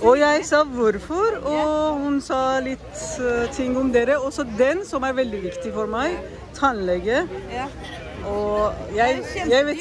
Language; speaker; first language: Norwegian; non-native, learner; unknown